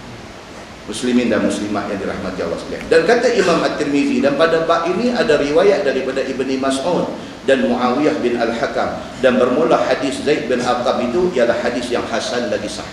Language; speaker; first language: Malay; native; Malay